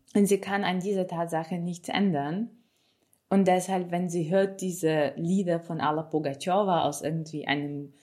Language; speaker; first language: German; non-native, fluent; Ukrainian